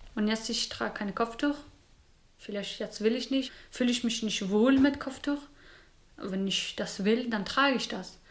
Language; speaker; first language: German; non-native, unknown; Persian